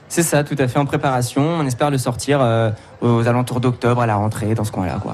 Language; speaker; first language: French; native; French